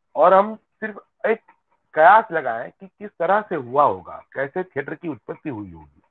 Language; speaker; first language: Hindi; non-native, local second language; Gujarati